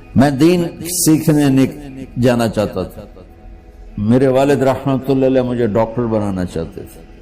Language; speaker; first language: Urdu; non-native, local second language; Punjabi